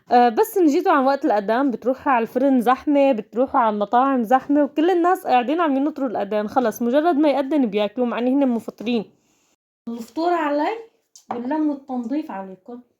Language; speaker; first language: Arabic; native; Arabic